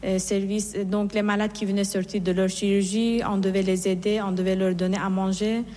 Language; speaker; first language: French; non-native, fluent; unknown